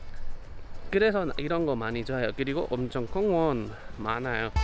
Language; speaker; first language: Korean; non-native, learner; Spanish